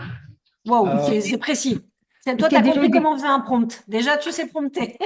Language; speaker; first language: French; native; French